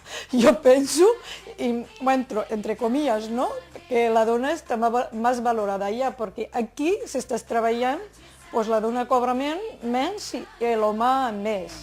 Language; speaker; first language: Catalan; non-native, fluent; Arabic